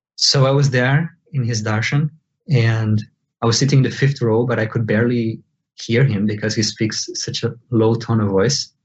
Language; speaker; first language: English; non-native, fluent; Portuguese